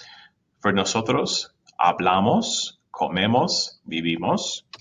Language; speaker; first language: Spanish; non-native, fluent; English